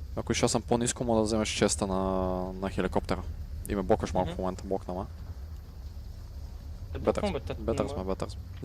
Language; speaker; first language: Bulgarian; native; Bulgarian